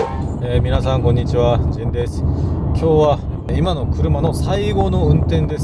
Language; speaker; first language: Japanese; non-native, fluent; Korean